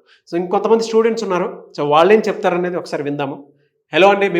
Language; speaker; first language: Telugu; native; Telugu